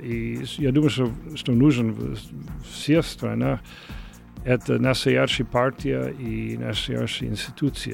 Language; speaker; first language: Russian; non-native, learner; English